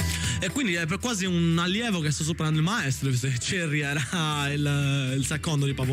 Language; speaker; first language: Italian; native; Italian